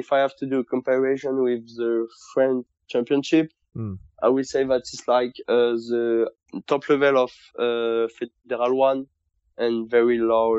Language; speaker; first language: English; non-native, fluent; French